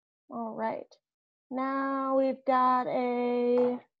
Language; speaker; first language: English; native; English